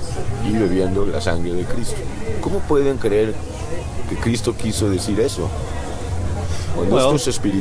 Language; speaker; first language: Spanish; native; Spanish